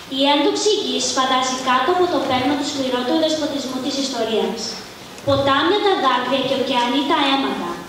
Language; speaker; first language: Greek; early bilingual, heritage; Greek